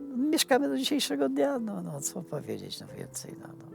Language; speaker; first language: Polish; native; Polish